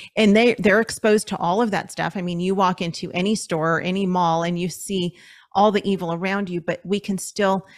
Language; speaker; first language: English; native; English